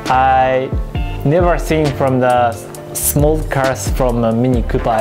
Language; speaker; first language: English; non-native, learner; Japanese